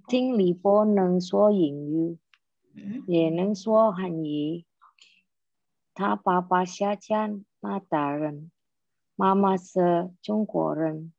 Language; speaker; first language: Chinese; non-native, learner; Indonesian